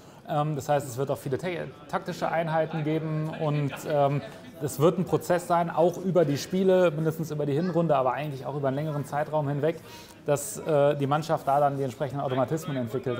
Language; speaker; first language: German; native; German